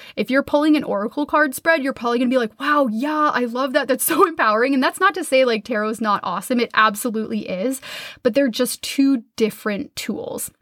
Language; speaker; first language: English; native; English